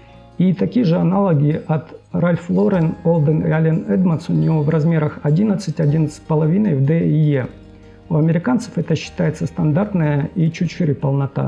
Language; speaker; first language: Russian; native; Russian